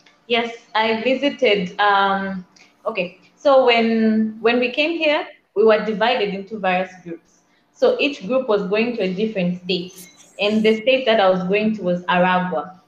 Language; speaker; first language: English; non-native, local second language; Bemba